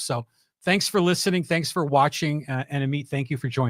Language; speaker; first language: English; native; English